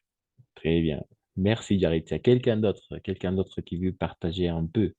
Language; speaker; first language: French; non-native, fluent; Spanish